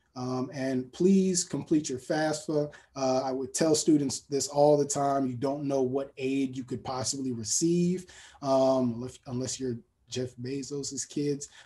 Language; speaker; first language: English; native; English